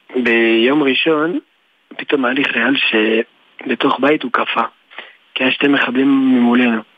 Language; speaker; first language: Hebrew; early bilingual, other home language; French